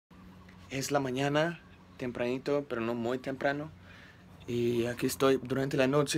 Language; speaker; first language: Spanish; non-native, fluent; English